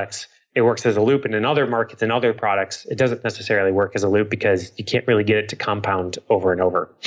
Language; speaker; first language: English; native; English